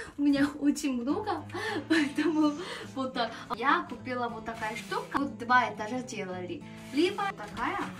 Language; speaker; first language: Russian; non-native, learner; Korean